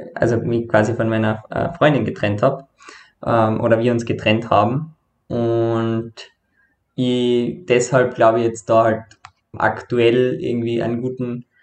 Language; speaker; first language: German; native; German